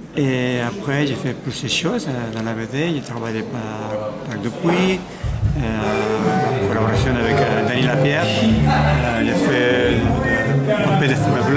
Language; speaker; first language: French; non-native, learner; Catalan